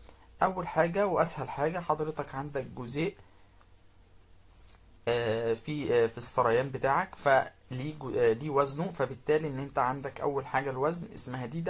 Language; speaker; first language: Arabic; native; Arabic